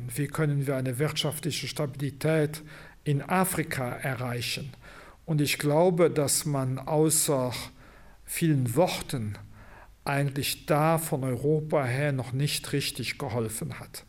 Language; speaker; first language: German; non-native, local second language; Luxembourgish